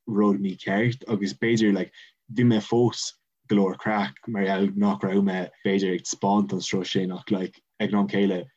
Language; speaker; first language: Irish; non-native, local second language; English